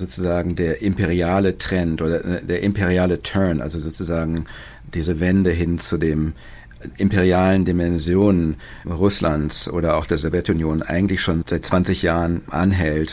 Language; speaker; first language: German; native; German